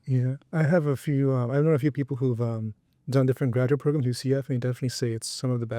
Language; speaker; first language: English; native; English